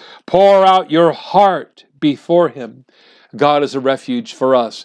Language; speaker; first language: English; native; English